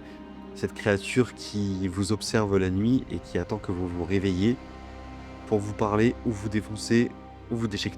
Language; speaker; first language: French; native; French